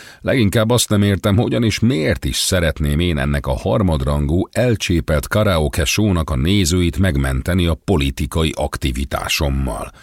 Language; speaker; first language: Hungarian; native; Hungarian